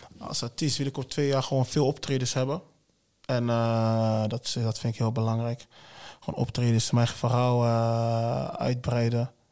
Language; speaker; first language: Dutch; early bilingual, other home language; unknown